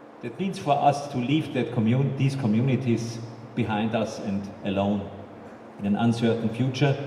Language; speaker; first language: English; non-native, fluent; German